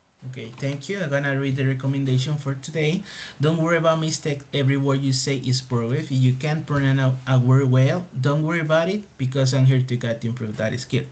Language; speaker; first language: English; non-native, fluent; Spanish